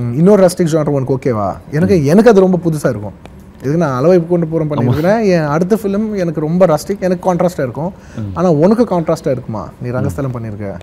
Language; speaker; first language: Tamil; non-native, local second language; Telugu